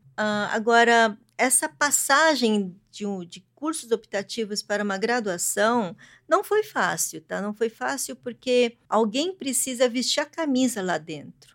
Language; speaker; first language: Portuguese; early bilingual, other home language; Korean